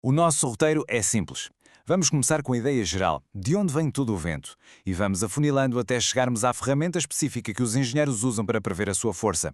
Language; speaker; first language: Portuguese; native; Portuguese